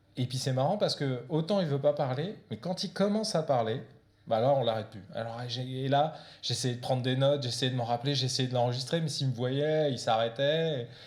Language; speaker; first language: French; early bilingual, other home language; Portuguese